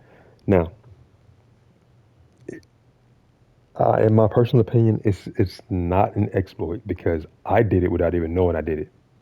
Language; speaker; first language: English; native; English